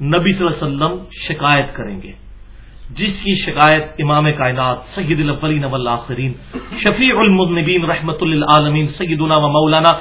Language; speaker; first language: Urdu; non-native, local second language; Punjabi